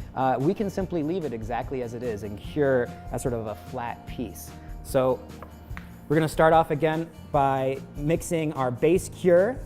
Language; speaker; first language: English; native; English